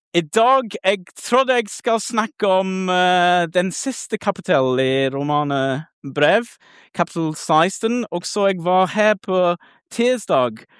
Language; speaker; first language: Norwegian; non-native, learner; English